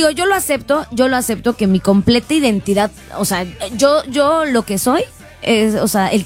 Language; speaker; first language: Spanish; native; Spanish